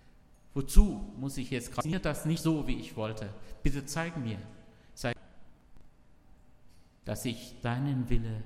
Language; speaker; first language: German; non-native, learner; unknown